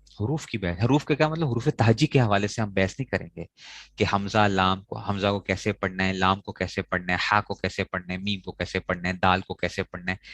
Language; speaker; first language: Urdu; non-native, local second language; Pashto